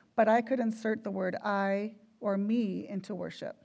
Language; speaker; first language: English; native; English